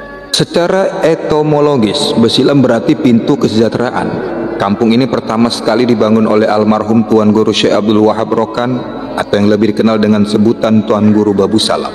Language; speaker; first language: Indonesian; native; Indonesian